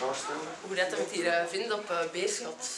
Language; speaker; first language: Dutch; native; Dutch